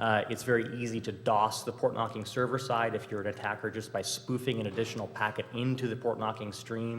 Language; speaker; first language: English; native; English